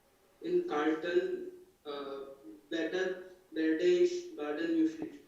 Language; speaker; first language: German; non-native, learner; Hindi